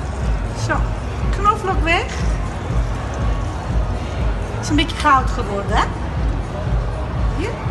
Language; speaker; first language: Dutch; non-native, learner; Italian